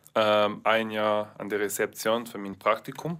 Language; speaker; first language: German; non-native, learner; English